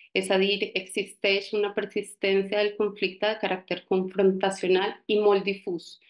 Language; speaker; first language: Catalan; non-native, fluent; Spanish